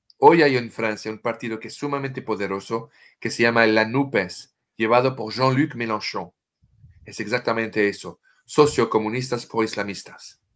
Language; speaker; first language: Spanish; non-native, fluent; French